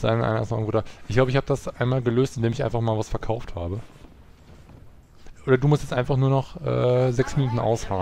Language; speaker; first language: German; native; German